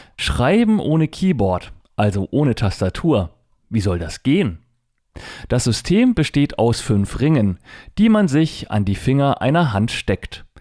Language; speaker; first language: German; native; German